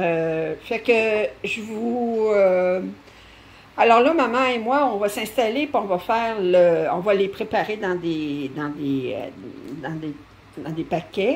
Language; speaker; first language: French; native; French